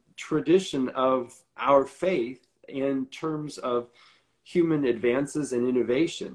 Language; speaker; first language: English; native; English